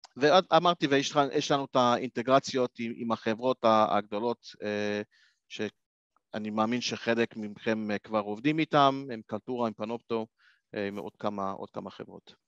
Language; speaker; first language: Hebrew; non-native, fluent; English